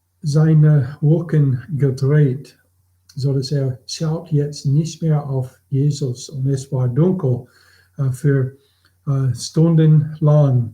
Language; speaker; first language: German; non-native, fluent; English